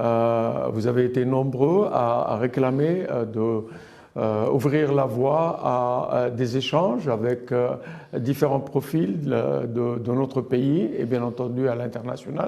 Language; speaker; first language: French; non-native, local second language; Arabic